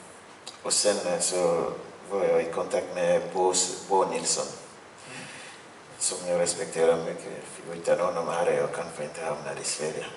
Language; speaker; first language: Swedish; non-native, fluent; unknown